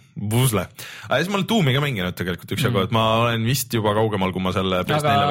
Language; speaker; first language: Estonian; native; Estonian